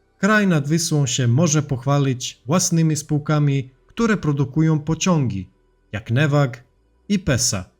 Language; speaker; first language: Polish; non-native, fluent; Serbian